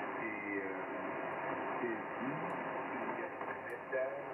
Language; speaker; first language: French; non-native, learner; German